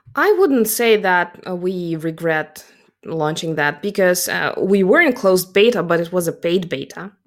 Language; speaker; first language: English; non-native, fluent; Russian